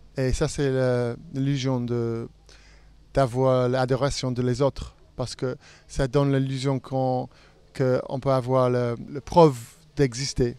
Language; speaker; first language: French; non-native, fluent; English